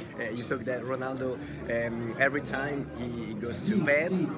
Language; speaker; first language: English; non-native, learner; Italian